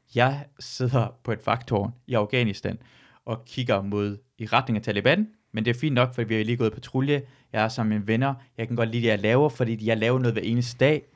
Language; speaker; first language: Danish; early bilingual, other home language; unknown